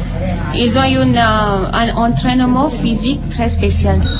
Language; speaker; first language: French; non-native, learner; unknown